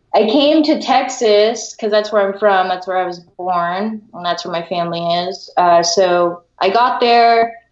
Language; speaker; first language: English; early bilingual, other home language; Filipino